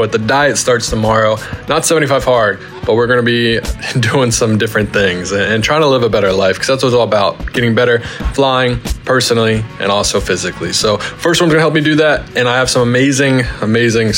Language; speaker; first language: English; native; English